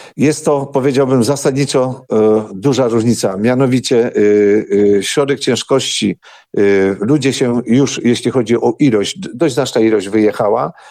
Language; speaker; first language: Polish; non-native, local second language; Ukrainian